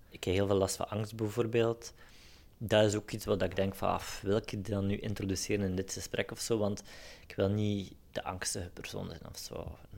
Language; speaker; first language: Dutch; native; Dutch